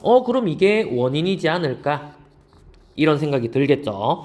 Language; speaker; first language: Korean; native; Korean